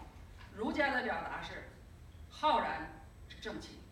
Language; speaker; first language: Chinese; native; Chinese